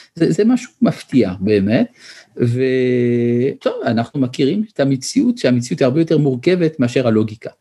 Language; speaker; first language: Hebrew; early bilingual, other home language; French